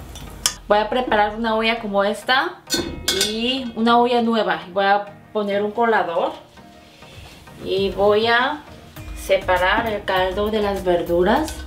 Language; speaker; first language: Spanish; non-native, fluent; Korean